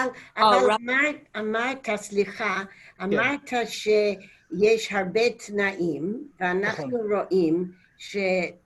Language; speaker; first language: Hebrew; non-native, fluent; English